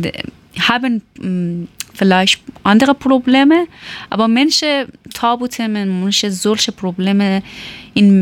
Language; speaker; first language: German; non-native, learner; Persian